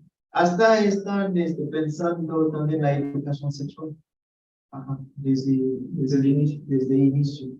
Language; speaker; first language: Spanish; non-native, fluent; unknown